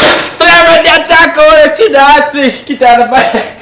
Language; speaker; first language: Indonesian; non-native, local second language; English